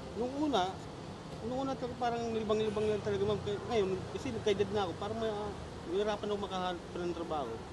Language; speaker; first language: Filipino; non-native, local second language; Bikol